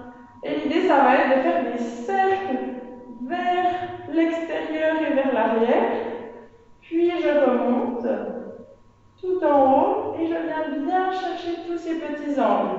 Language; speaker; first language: French; native; French